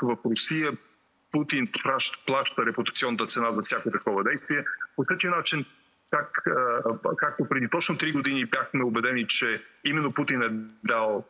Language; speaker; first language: Bulgarian; native; Bulgarian